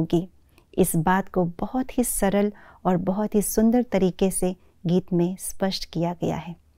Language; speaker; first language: Hindi; native; Hindi